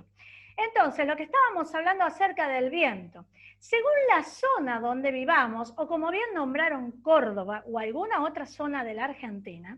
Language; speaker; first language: Spanish; native; Spanish